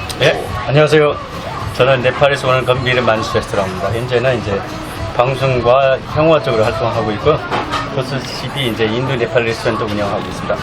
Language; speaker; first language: Korean; non-native, fluent; Nepali